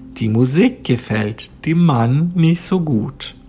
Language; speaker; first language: German; non-native, fluent; Portuguese